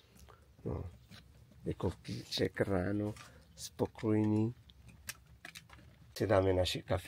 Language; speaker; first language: Czech; non-native, learner; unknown